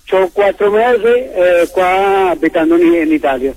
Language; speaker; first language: Italian; non-native, learner; Spanish